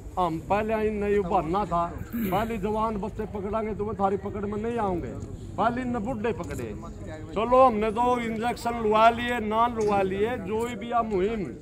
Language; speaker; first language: Hindi; native; Hindi